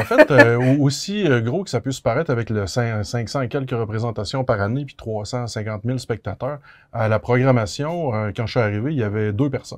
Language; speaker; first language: French; native; French